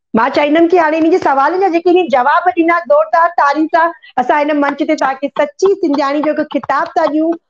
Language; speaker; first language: Sindhi; early bilingual, heritage; Sindhi